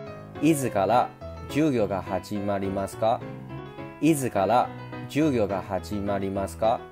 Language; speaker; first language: Japanese; non-native, fluent; Chinese